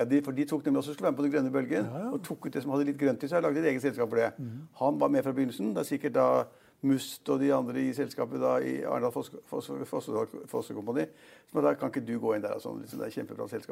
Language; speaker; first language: Norwegian; native; Norwegian